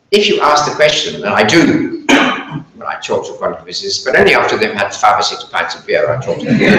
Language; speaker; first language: English; native; English